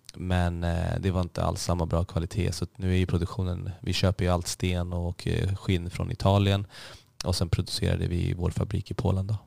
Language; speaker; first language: Swedish; native; Swedish